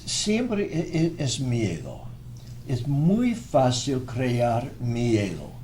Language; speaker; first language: Spanish; non-native, fluent; English